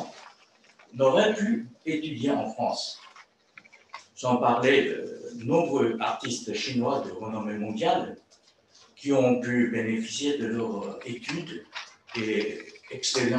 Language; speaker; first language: French; non-native, fluent; Chinese